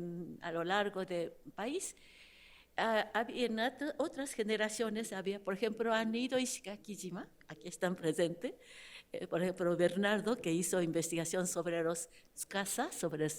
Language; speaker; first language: Spanish; non-native, fluent; Japanese